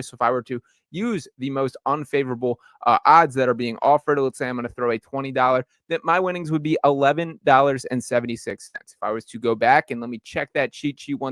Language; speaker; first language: English; native; English